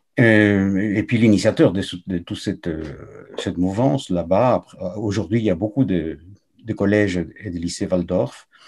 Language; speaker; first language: French; non-native, fluent; Spanish